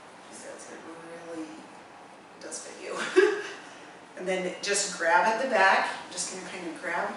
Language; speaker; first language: English; native; English